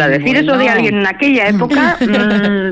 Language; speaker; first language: Spanish; native; Spanish